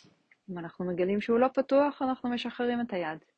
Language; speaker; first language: Hebrew; native; Hebrew